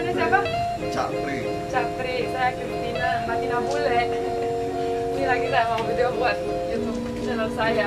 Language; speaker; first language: Indonesian; non-native, learner; Romanian